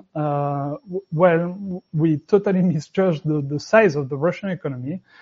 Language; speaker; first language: English; non-native, fluent; French